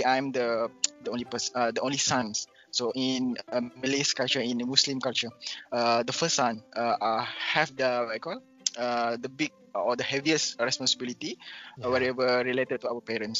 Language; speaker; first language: English; non-native, local second language; Malay